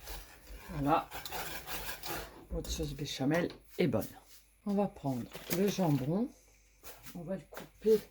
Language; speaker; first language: French; native; French